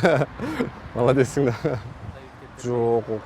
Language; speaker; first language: Kyrgyz; non-native, local second language; Russian